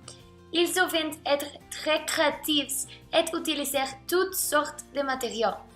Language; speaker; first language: French; non-native, learner; Spanish